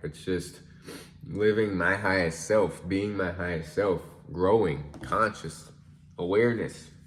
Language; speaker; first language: English; native; English